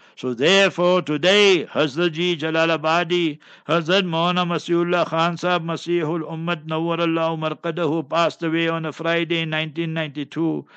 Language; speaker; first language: English; native; English